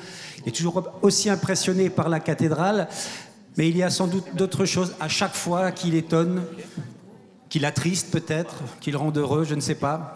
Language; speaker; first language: French; native; French